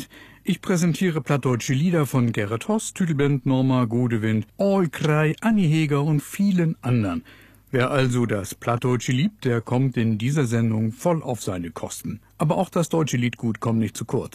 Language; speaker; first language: German; native; German